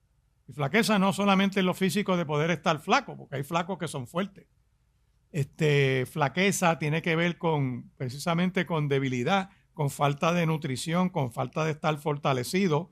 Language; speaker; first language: Spanish; native; Spanish